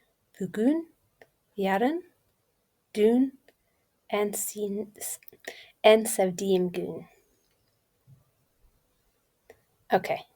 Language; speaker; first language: Turkish; non-native, learner; English